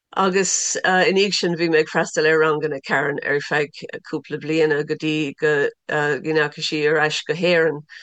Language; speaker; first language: Irish; non-native, local second language; English